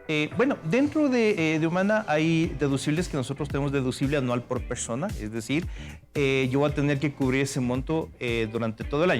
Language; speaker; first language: Spanish; native; Spanish